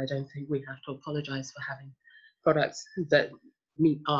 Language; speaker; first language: English; native; English